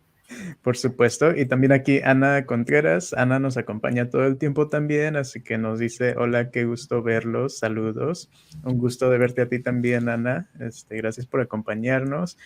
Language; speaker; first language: Spanish; native; Spanish